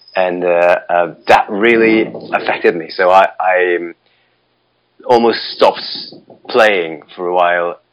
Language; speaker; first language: English; non-native, fluent; Russian